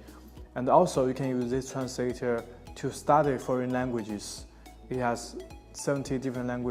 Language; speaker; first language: English; non-native, learner; Chinese